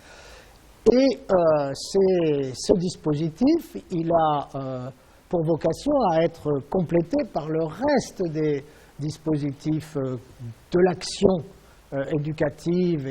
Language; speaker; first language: French; native; French